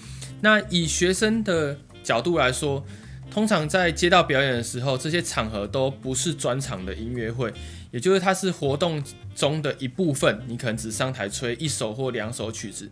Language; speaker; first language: Chinese; native; Chinese